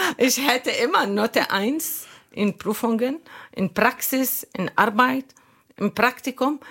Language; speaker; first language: German; non-native, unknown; Arabic